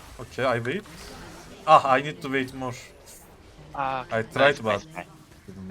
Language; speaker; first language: English; non-native, learner; Turkish